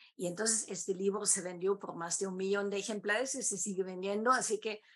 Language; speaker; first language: Spanish; non-native, fluent; German